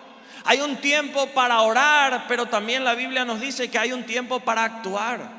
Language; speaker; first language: Spanish; native; Spanish